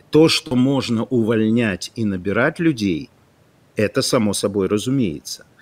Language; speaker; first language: Russian; non-native, local second language; Ukrainian